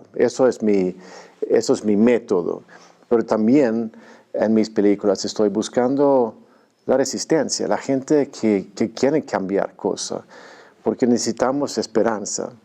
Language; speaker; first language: Spanish; non-native, fluent; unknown